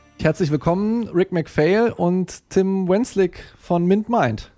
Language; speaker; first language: German; native; German